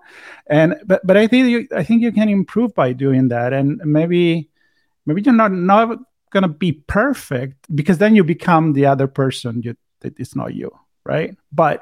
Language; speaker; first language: English; non-native, fluent; Italian